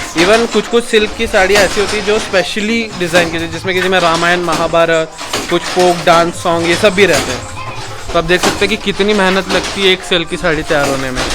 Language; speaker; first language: Hindi; non-native, local second language; Bangla